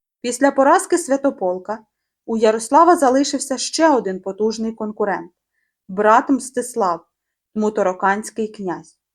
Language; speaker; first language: Ukrainian; native; Ukrainian